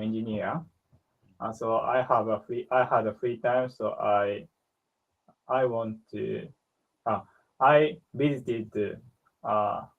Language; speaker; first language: English; non-native, learner; Japanese